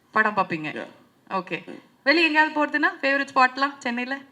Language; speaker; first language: Tamil; native; Tamil